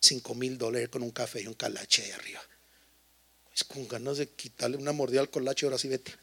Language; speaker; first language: Spanish; early bilingual, heritage; Spanish